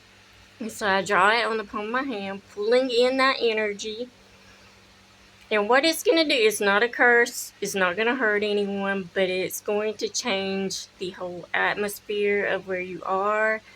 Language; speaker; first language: English; native; English